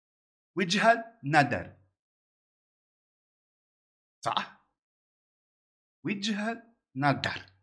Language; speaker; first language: Arabic; non-native, learner; Portuguese